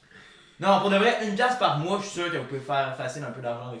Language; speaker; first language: French; native; French